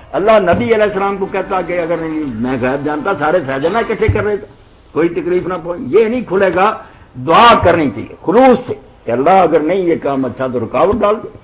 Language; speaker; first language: Urdu; non-native, local second language; Punjabi